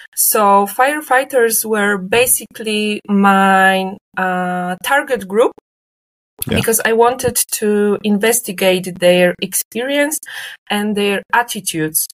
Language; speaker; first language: English; non-native, fluent; Polish